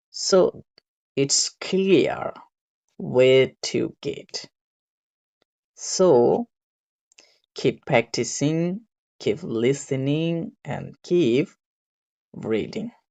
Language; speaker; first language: English; non-native, learner; Bangla